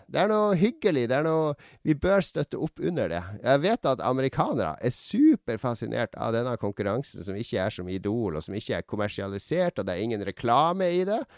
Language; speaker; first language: Norwegian; native; Norwegian